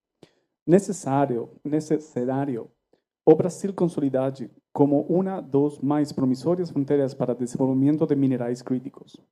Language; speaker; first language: Portuguese; non-native, fluent; Spanish